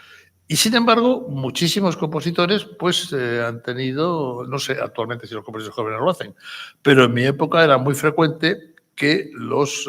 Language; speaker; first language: Spanish; native; Spanish